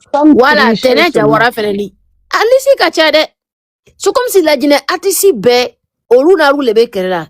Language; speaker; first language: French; non-native, local second language; Mandingo